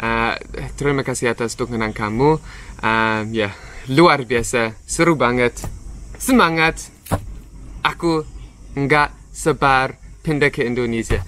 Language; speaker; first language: Indonesian; non-native, learner; English